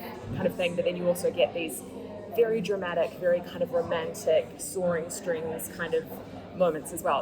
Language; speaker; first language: English; native; English